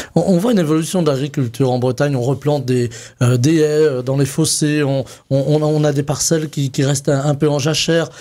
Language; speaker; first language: French; native; French